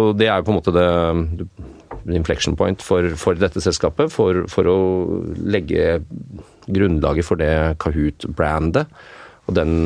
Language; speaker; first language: Norwegian; native; Norwegian